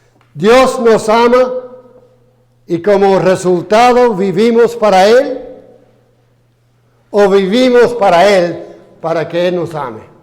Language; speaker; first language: Spanish; non-native, fluent; English